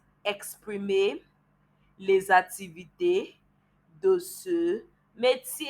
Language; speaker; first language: French; non-native, learner; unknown